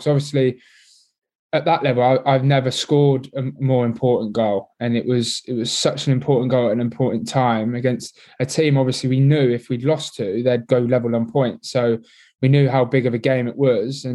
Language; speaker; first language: English; native; English